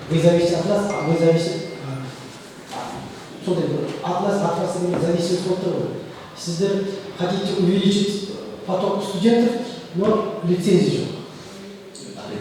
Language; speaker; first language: Russian; non-native, local second language; Kazakh